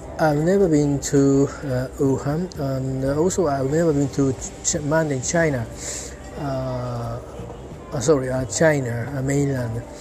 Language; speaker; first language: English; non-native, learner; Japanese